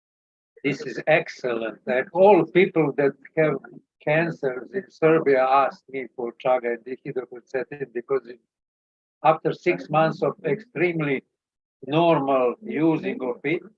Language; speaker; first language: English; non-native, learner; Serbian